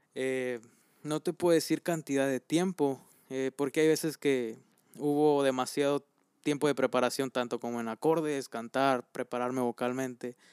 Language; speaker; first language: Spanish; native; Spanish